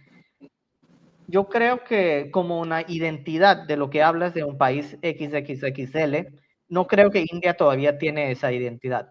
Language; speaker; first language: Spanish; non-native, fluent; Tamil